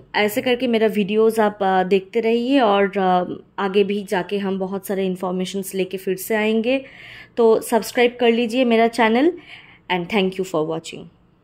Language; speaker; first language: Hindi; non-native, local second language; Bangla